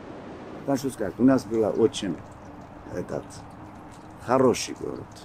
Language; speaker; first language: Russian; non-native, fluent; Georgian